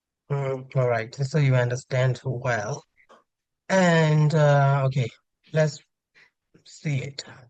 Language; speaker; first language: English; non-native, fluent; Burmese